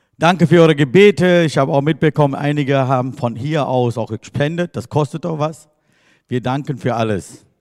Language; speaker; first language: German; non-native, fluent; Tamil